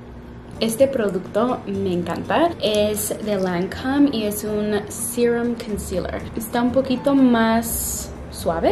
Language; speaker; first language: Spanish; early bilingual, heritage; Spanish